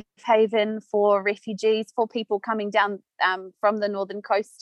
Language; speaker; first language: English; native; English